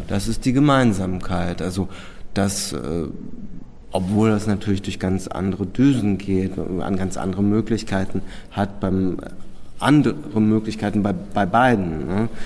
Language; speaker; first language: German; early bilingual, other home language; Czech